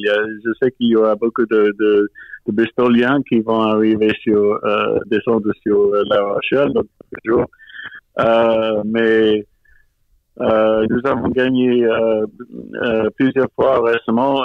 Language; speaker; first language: French; non-native, fluent; English